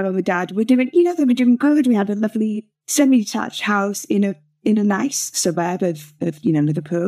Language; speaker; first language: English; native; English